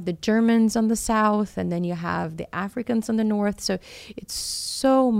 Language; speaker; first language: English; non-native, fluent; Portuguese